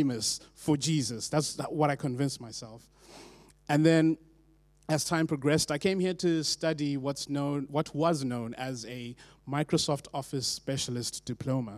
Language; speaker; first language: English; non-native, local second language; Shona